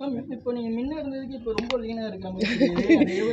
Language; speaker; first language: Tamil; native; Tamil